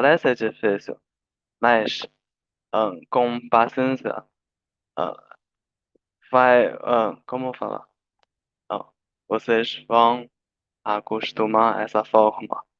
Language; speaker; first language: Portuguese; non-native, learner; Chinese